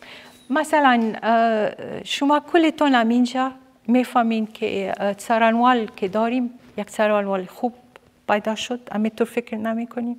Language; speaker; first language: Persian; non-native, fluent; Arabic